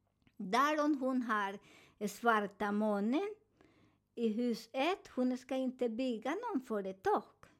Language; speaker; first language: Swedish; non-native, learner; Spanish